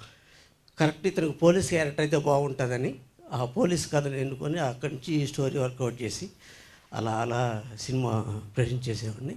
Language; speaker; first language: Telugu; native; Telugu